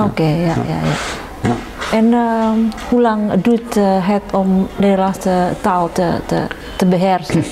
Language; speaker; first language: Dutch; non-native, learner; Indonesian